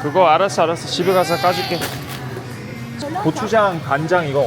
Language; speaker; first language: Korean; native; Korean